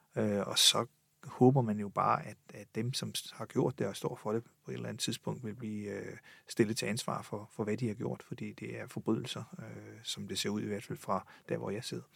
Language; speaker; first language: Danish; native; Danish